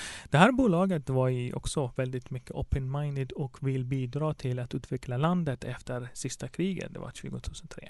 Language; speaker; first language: Swedish; non-native, fluent; Arabic